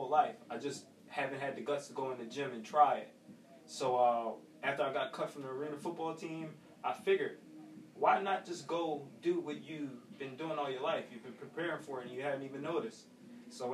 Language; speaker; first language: English; native; English